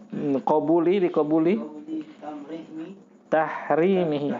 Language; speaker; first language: Arabic; non-native, fluent; Indonesian